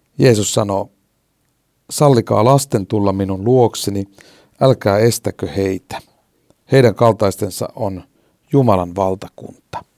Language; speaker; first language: Finnish; native; Finnish